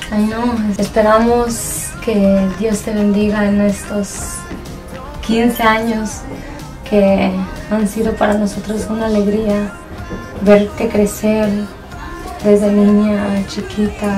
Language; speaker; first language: Spanish; native; Spanish